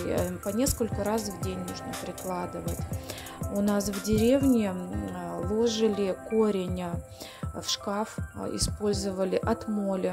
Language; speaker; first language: Russian; native; Russian